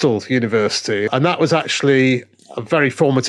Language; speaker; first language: English; native; English